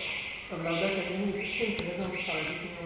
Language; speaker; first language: Arabic; native; Arabic